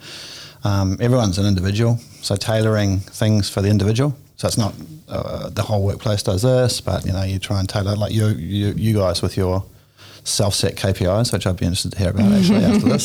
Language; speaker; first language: English; native; English